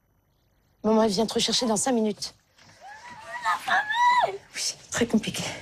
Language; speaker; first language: French; native; French